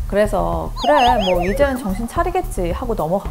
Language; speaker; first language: Korean; native; Korean